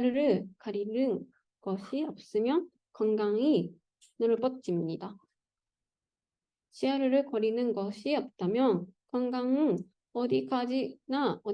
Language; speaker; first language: Korean; non-native, learner; Japanese